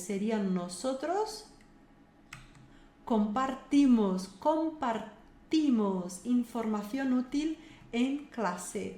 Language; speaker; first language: Spanish; non-native, fluent; Portuguese